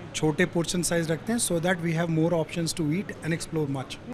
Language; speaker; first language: Hindi; native; Hindi